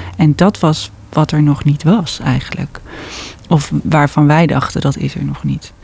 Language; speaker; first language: Dutch; native; Dutch